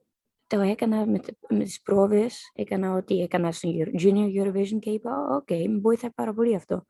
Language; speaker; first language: Greek; early bilingual, heritage; Dutch